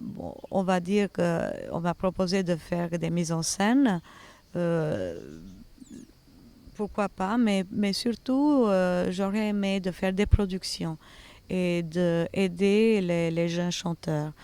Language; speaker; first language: French; non-native, fluent; Albanian